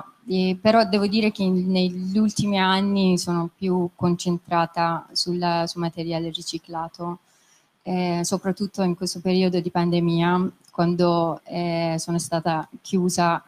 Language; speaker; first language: Italian; non-native, fluent; Persian